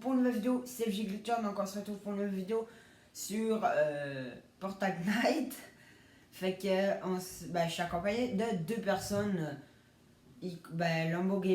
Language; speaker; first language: French; native; French